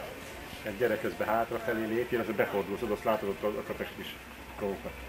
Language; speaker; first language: Hungarian; native; Hungarian